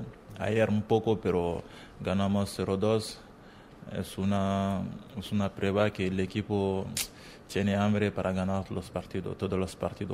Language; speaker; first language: Spanish; non-native, learner; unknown